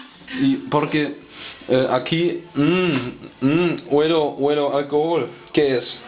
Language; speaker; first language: Spanish; non-native, learner; German